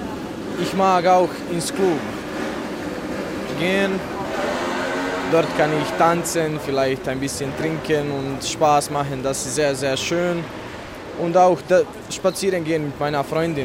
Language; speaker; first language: German; non-native, learner; Bosnian